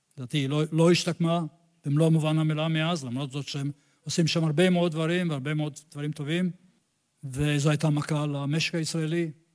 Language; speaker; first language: Hebrew; non-native, fluent; English